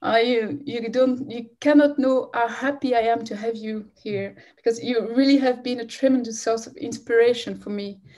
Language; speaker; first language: English; non-native, fluent; French